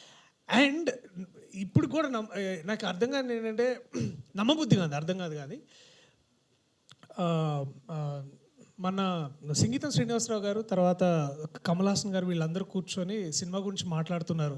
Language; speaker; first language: Telugu; native; Telugu